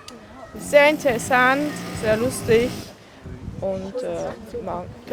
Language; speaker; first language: German; non-native, local second language; French